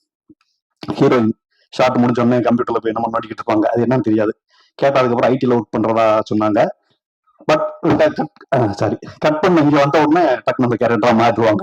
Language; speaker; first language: Tamil; native; Tamil